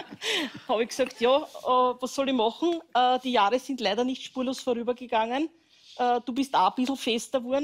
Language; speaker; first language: German; native; German